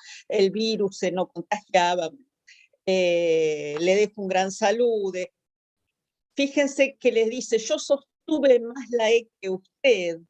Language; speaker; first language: Spanish; native; Spanish